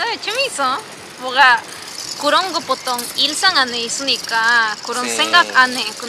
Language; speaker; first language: Korean; non-native, learner; Spanish